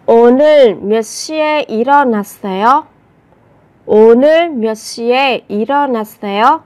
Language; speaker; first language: Korean; non-native, fluent; Vietnamese